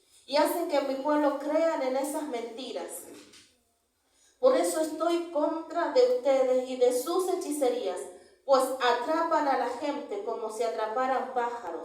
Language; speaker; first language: Spanish; native; Spanish